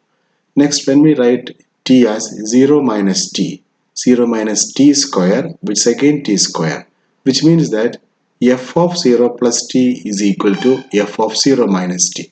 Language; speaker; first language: English; non-native, local second language; Malayalam